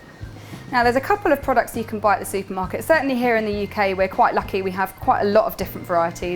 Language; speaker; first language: English; native; English